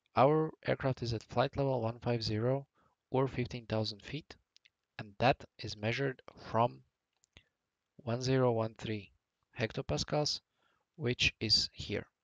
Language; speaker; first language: English; non-native, fluent; Latvian